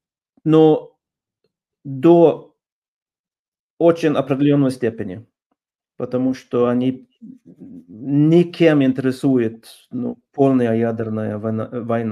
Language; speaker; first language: Russian; non-native, fluent; Norwegian